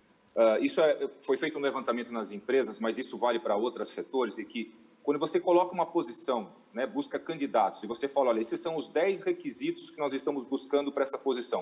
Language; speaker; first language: Portuguese; native; Portuguese